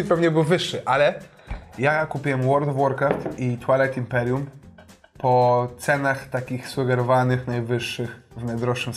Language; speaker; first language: Polish; native; Polish